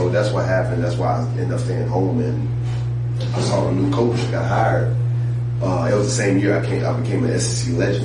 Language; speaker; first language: English; native; English